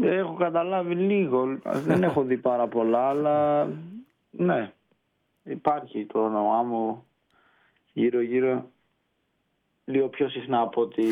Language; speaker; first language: Greek; early bilingual, heritage; Greek